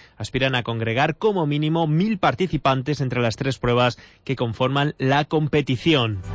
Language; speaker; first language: Spanish; native; Spanish